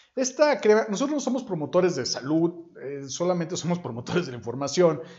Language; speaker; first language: Spanish; native; Spanish